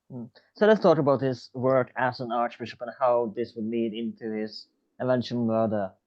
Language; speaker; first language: English; non-native, fluent; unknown